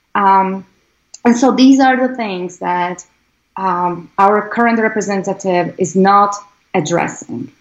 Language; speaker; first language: English; non-native, fluent; Slovak